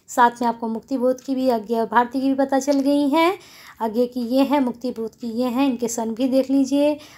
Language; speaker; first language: Hindi; native; Hindi